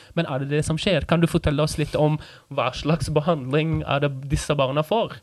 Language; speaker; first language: Norwegian; non-native, fluent; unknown